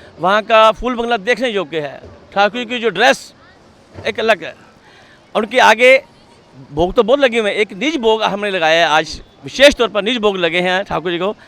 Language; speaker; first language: Hindi; non-native, local second language; Punjabi